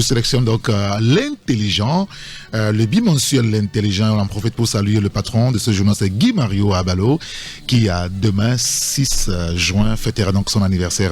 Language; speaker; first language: French; native; French